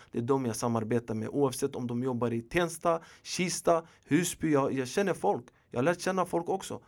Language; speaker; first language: Swedish; early bilingual, other home language; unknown